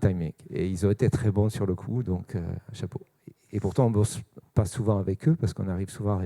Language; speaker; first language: French; native; French